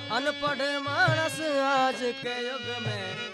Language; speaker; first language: Hindi; native; Hindi